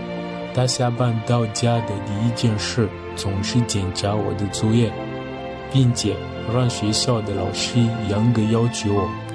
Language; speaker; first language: Chinese; non-native, fluent; French